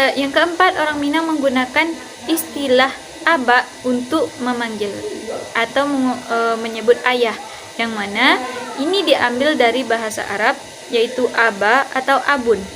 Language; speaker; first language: Indonesian; non-native, local second language; Minangkabau